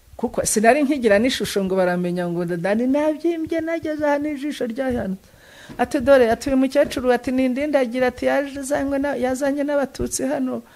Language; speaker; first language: Kinyarwanda; native; Kinyarwanda